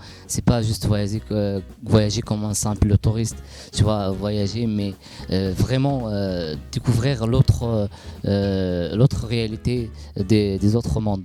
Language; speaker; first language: French; non-native, local second language; Arabic